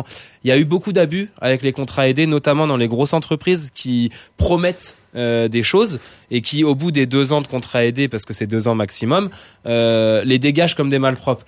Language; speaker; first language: French; native; French